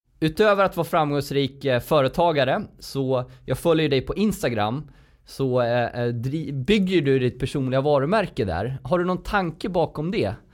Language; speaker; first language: Swedish; native; Swedish